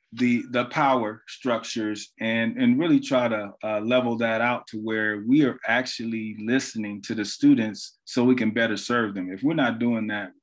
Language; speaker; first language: English; native; English